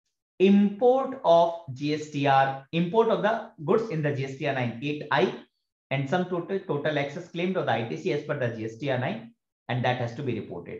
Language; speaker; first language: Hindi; native; Hindi